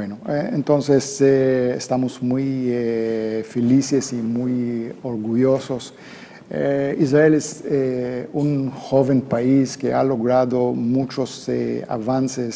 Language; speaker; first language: Spanish; non-native, fluent; Hebrew